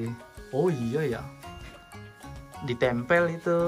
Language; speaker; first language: Indonesian; native; Indonesian